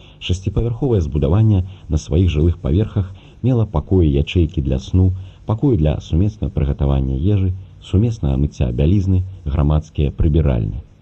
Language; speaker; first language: Belarusian; native; Belarusian